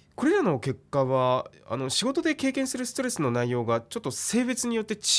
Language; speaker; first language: Japanese; native; Japanese